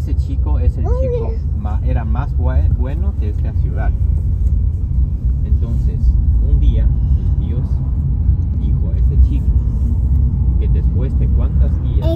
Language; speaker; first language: Spanish; non-native, fluent; Chinese